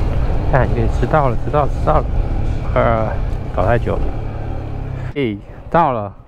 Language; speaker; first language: Chinese; native; Chinese